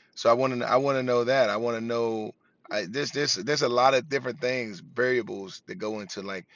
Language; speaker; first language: English; native; English